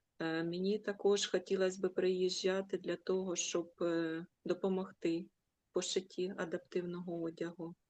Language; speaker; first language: Ukrainian; non-native, local second language; Russian